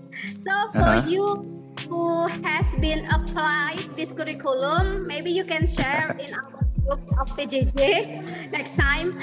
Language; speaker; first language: English; non-native, learner; Indonesian